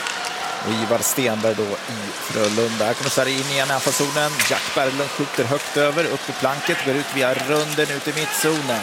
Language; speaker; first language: Swedish; native; Swedish